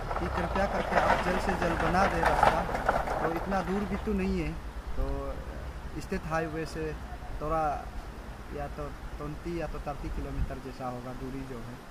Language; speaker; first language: Hindi; non-native, local second language; Nyishi